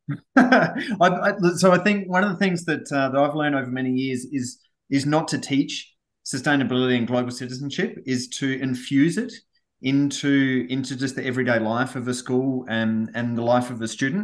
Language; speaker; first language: English; native; English